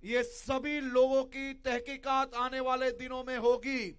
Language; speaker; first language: Hindi; non-native, local second language; Gujarati